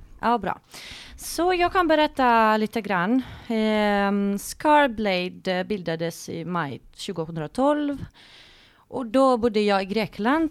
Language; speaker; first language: Swedish; non-native, fluent; Greek